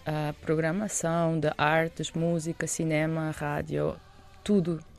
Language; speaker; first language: Portuguese; non-native, fluent; Russian